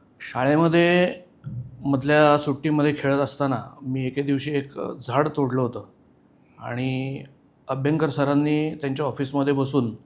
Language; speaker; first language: Marathi; native; Marathi